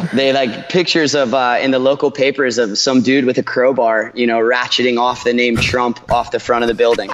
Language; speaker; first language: English; native; English